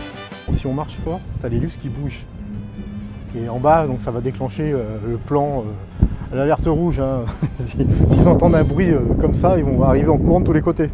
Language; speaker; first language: French; native; French